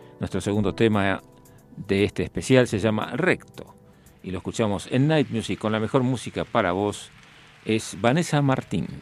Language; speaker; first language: Spanish; native; Spanish